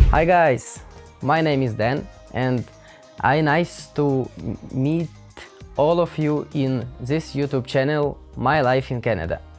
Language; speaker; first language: English; non-native, learner; Ukrainian